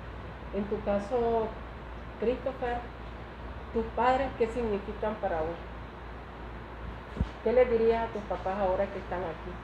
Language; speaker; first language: Spanish; native; Spanish